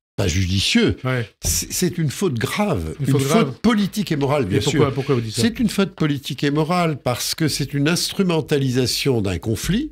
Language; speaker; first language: French; native; French